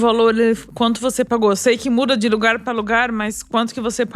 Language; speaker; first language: Portuguese; native; Portuguese